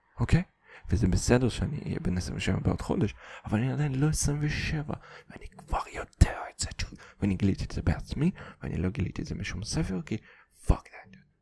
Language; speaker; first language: Hebrew; non-native, fluent; Russian